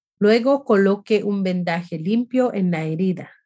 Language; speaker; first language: Spanish; non-native, fluent; English